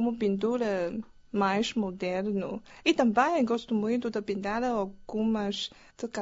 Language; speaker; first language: Portuguese; non-native, learner; Chinese